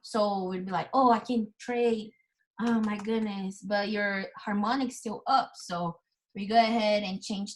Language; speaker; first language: English; non-native, fluent; Portuguese